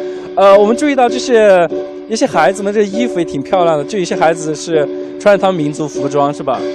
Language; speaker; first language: Chinese; native; Chinese